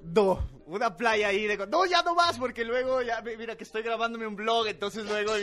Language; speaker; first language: Spanish; native; Spanish